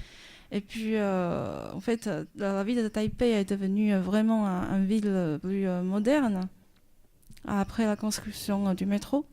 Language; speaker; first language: French; non-native, fluent; Chinese